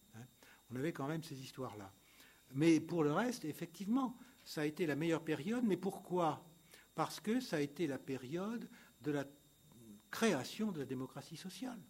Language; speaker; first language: French; native; French